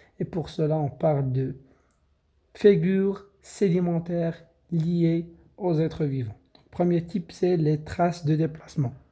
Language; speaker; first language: French; non-native, local second language; Arabic